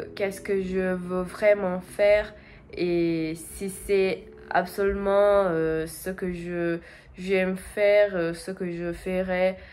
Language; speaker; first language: French; non-native, learner; Portuguese